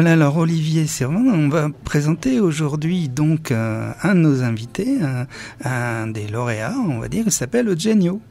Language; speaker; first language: French; native; French